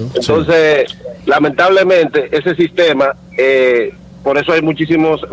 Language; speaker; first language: Spanish; native; Spanish